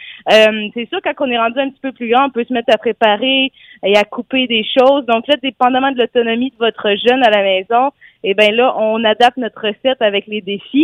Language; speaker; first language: French; native; French